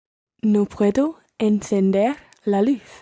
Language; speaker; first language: Spanish; non-native, learner; English